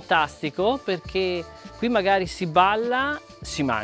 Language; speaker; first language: Italian; native; Italian